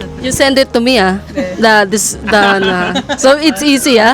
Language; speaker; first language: English; non-native, local second language; Filipino